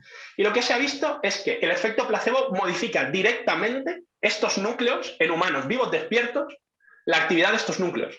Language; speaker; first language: Spanish; native; Spanish